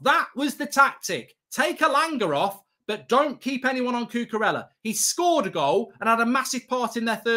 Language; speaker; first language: English; native; English